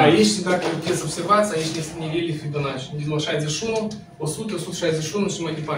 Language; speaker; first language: Romanian; non-native, local second language; Russian